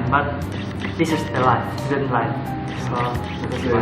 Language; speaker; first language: English; non-native, local second language; Malay